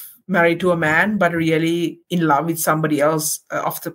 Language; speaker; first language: English; non-native, local second language; Sinhala